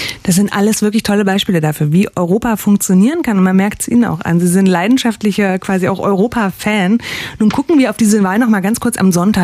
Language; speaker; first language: German; native; German